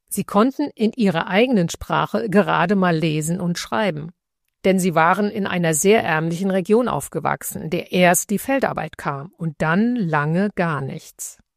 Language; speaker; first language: German; early bilingual, other home language; Italian